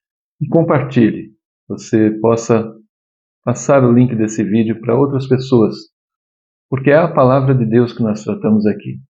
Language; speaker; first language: Portuguese; native; Portuguese